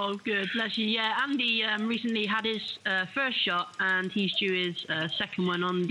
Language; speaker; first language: English; native; English